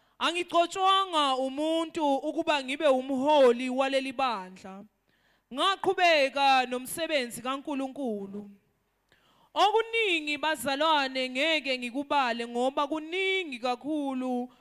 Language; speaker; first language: Zulu; native; Zulu